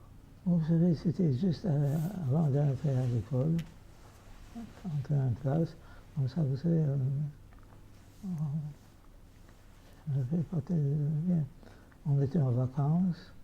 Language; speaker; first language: French; non-native, fluent; Yiddish